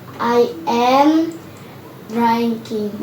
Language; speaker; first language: English; non-native, learner; Indonesian